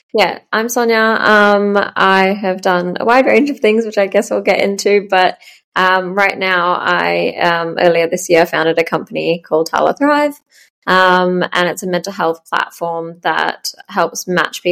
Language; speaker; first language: English; native; English